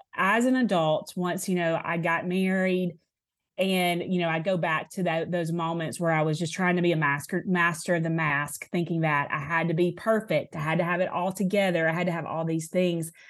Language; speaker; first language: English; native; English